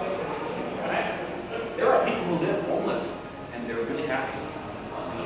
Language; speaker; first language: English; native; English